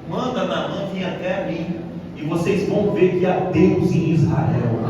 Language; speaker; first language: Portuguese; native; Portuguese